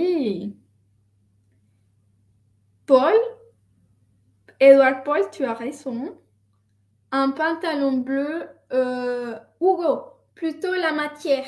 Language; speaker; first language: French; non-native, fluent; Spanish